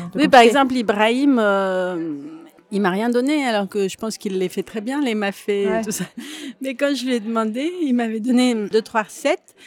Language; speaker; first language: French; native; French